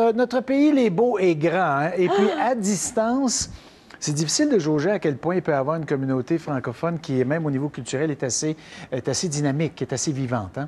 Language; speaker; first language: French; native; French